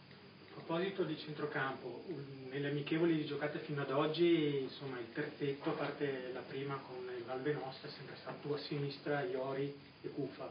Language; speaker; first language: Italian; native; Italian